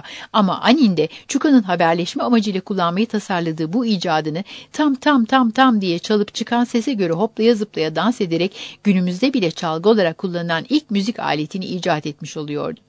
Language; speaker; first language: Turkish; native; Turkish